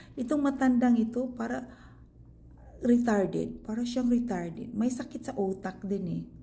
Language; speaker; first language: Filipino; non-native, local second language; Cebuano